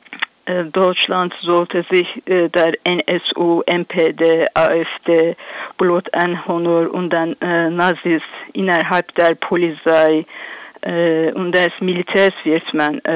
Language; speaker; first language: German; non-native, learner; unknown